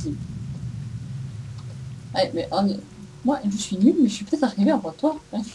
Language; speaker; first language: French; native; French